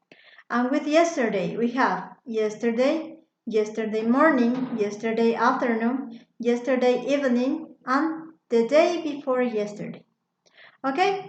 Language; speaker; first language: English; non-native, fluent; Spanish